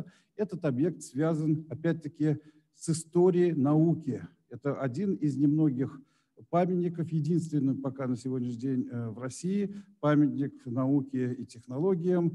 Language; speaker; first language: Russian; native; Russian